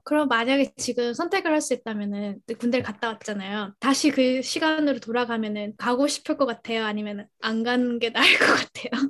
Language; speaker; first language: Korean; early bilingual, heritage; Korean